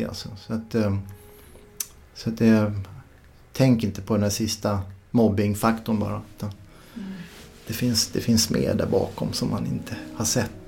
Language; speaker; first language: Swedish; native; Swedish